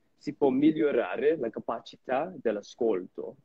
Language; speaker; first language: Italian; non-native, fluent; English